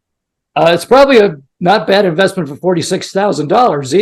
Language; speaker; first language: English; native; English